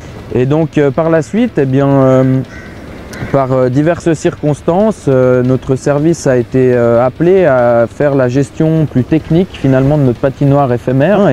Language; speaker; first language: French; native; French